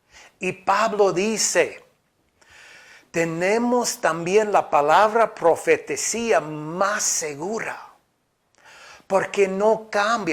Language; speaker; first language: Spanish; non-native, fluent; English